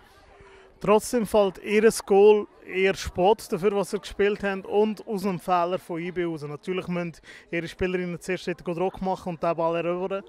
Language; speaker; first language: German; native; German